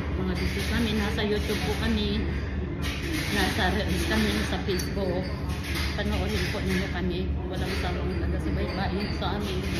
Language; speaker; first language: Filipino; non-native, local second language; Cebuano